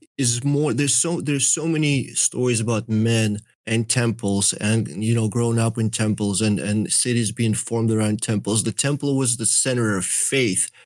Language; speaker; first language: English; early bilingual, other home language; Russian